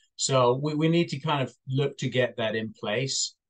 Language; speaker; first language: English; native; English